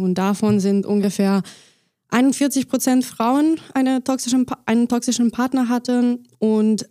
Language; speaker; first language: German; non-native, fluent; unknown